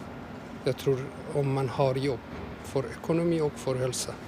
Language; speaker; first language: Swedish; non-native, learner; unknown